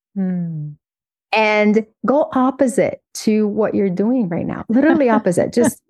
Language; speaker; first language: English; non-native, fluent; Portuguese